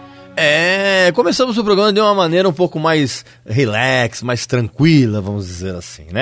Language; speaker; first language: Portuguese; native; Portuguese